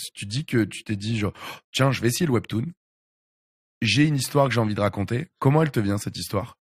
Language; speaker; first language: French; native; French